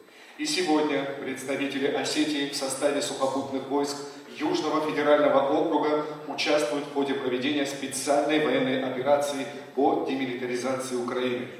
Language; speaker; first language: Russian; native; Russian